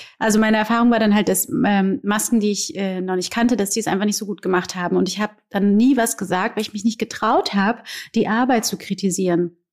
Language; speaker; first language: German; native; German